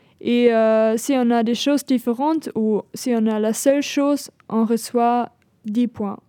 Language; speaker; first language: French; non-native, fluent; German